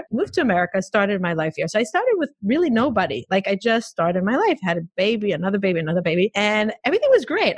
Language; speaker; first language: English; non-native, fluent; Hebrew